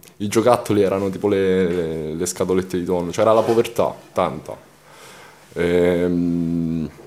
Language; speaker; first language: Italian; early bilingual, other home language; Romanian